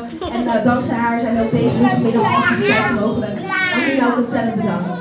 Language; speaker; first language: Dutch; native; Dutch